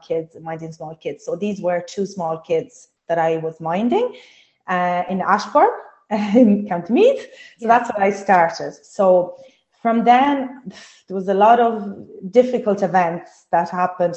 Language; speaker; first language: English; non-native, fluent; Italian